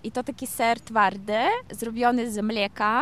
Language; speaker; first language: Polish; non-native, learner; Kazakh